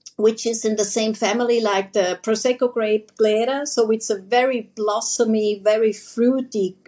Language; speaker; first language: English; non-native, fluent; German